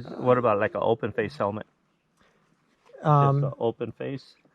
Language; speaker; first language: English; native; English